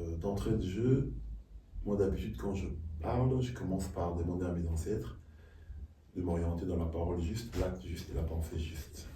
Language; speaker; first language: French; non-native, local second language; Lingala